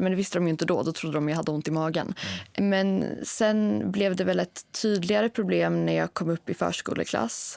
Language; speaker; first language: Swedish; native; Swedish